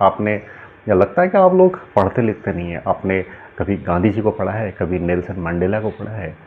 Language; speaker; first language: Hindi; native; Hindi